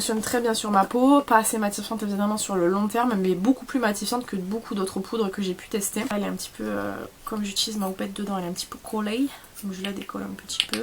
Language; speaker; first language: French; native; French